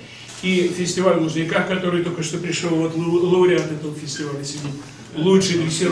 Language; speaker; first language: Russian; native; Russian